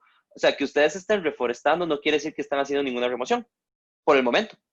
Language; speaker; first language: Spanish; native; Spanish